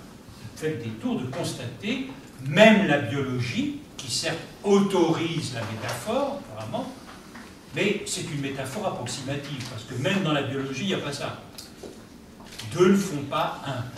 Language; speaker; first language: French; native; French